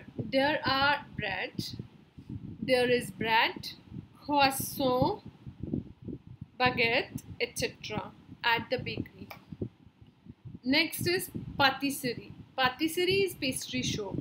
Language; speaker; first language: English; non-native, local second language; Hindi